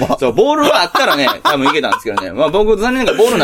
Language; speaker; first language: Japanese; native; Japanese